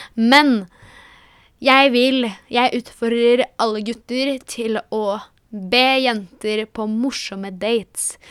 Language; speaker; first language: Norwegian; early bilingual, other home language; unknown